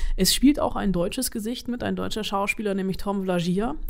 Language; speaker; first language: German; native; German